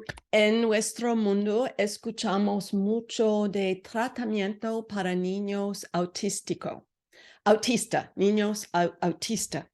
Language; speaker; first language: Spanish; non-native, learner; English